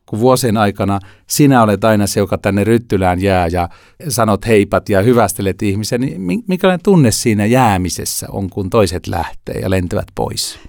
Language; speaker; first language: Finnish; native; Finnish